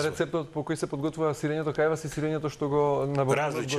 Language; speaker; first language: Macedonian; native; Macedonian